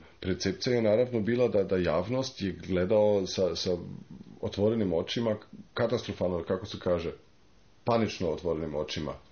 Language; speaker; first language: Croatian; non-native, fluent; German